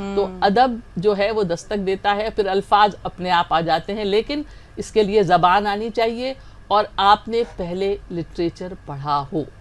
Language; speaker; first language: Hindi; native; Hindi